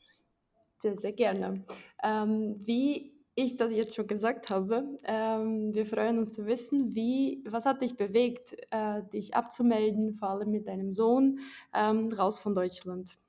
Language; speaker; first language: German; non-native, fluent; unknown